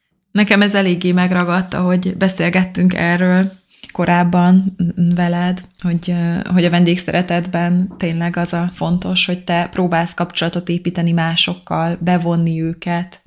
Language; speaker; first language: Hungarian; native; Hungarian